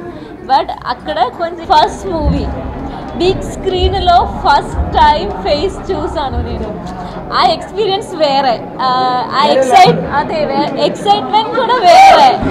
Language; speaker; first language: Telugu; non-native, learner; Malayalam